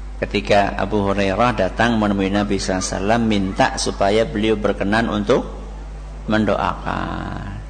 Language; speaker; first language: Malay; non-native, local second language; Javanese